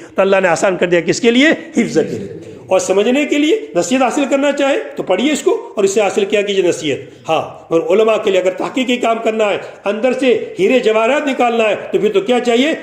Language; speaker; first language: Urdu; non-native, local second language; Gujarati